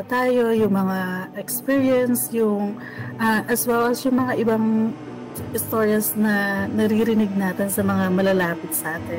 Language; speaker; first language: English; non-native, local second language; Filipino